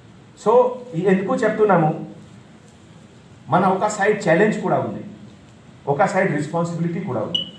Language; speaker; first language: Telugu; non-native, fluent; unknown